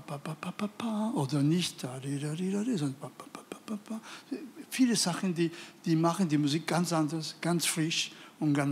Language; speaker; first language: German; non-native, fluent; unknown